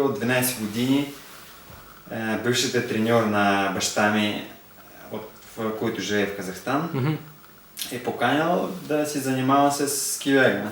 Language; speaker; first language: Bulgarian; non-native, learner; Russian